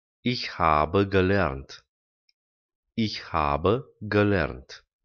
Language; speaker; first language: German; non-native, fluent; Romanian